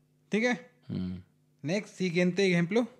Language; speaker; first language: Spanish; non-native, learner; Hindi